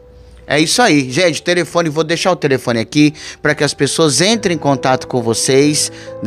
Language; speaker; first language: Portuguese; native; Portuguese